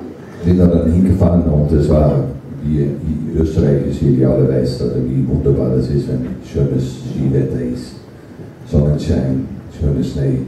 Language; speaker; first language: German; non-native, fluent; Dutch